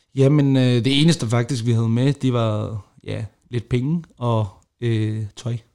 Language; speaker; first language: Danish; early bilingual, other home language; Kurdish